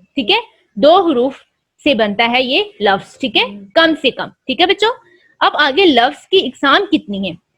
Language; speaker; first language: Urdu; native; Urdu